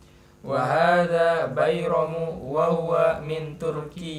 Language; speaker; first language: Arabic; non-native, learner; Indonesian